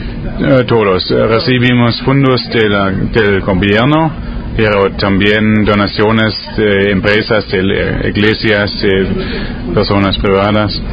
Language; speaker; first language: Spanish; non-native, learner; German